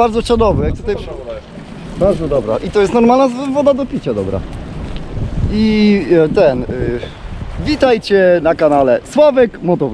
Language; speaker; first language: Polish; native; Polish